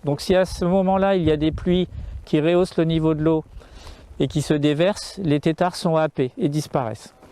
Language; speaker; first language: French; native; French